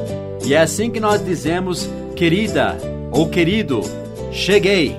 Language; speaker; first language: Portuguese; non-native, fluent; English